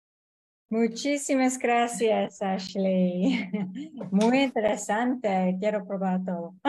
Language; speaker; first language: Spanish; non-native, fluent; English